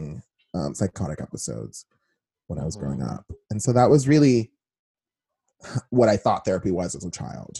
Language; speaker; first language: English; early bilingual, other home language; Spanish